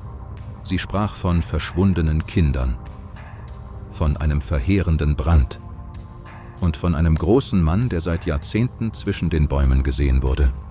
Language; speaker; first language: German; native; German